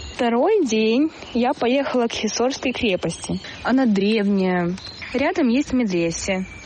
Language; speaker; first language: Russian; native; Russian